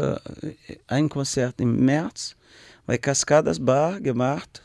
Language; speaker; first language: German; non-native, learner; Portuguese